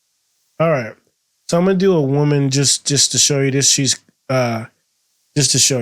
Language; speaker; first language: English; native; English